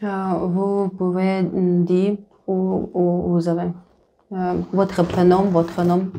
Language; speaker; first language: French; non-native, learner; Russian